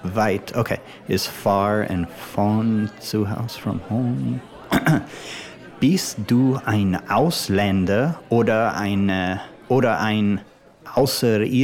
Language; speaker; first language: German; non-native, learner; English